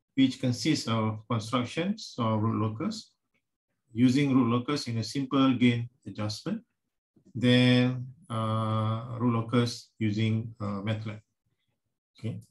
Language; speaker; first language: English; non-native, local second language; Malay